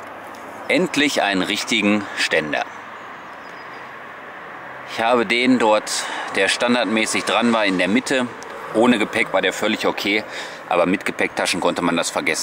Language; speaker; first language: German; native; German